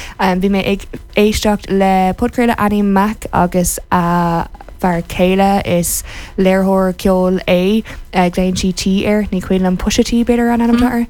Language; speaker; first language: Irish; non-native, local second language; English